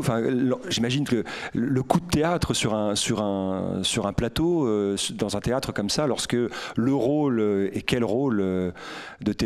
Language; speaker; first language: French; native; French